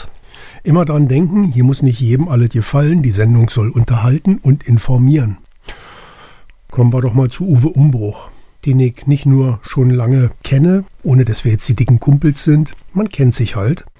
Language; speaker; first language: German; native; German